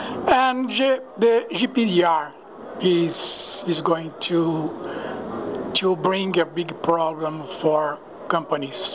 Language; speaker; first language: English; non-native, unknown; Portuguese